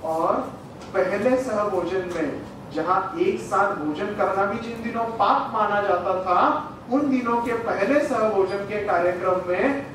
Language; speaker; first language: Hindi; non-native, local second language; Marathi